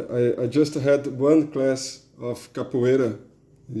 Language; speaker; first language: English; non-native, learner; Portuguese